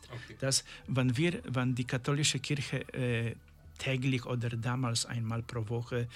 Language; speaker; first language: German; non-native, learner; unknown